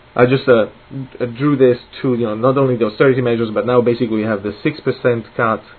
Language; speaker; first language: English; non-native, fluent; Italian